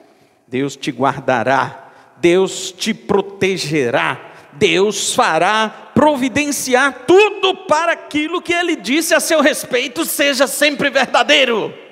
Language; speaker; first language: Portuguese; native; Portuguese